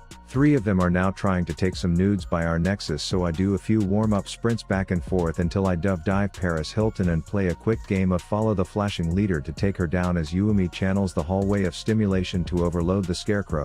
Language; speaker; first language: English; native; English